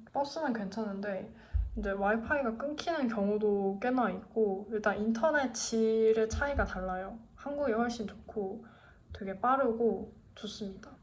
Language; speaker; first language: Korean; native; Korean